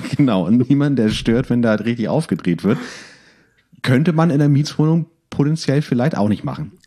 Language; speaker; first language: German; native; German